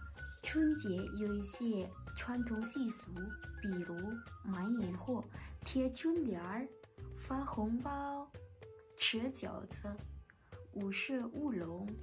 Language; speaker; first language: Chinese; non-native, learner; Indonesian